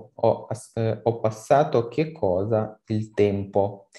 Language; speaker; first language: Italian; non-native, fluent; Ukrainian